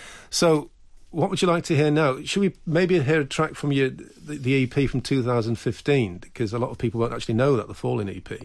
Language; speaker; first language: English; native; English